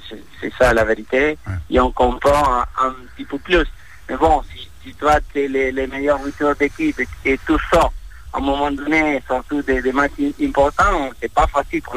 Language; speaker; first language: French; non-native, fluent; Spanish